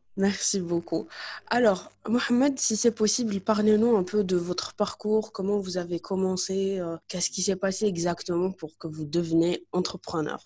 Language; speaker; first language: French; non-native, local second language; Arabic